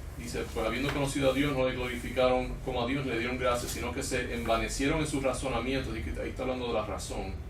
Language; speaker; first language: Spanish; early bilingual, heritage; Spanish